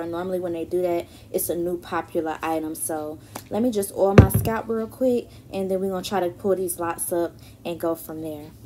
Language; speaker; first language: English; native; English